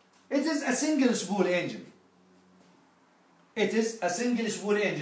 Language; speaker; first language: English; non-native, fluent; Arabic